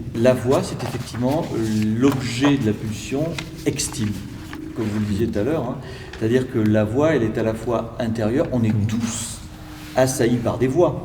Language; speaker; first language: French; native; French